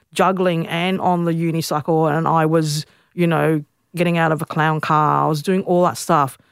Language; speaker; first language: English; native; English